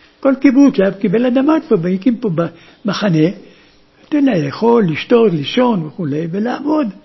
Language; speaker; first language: Hebrew; early bilingual, other home language; German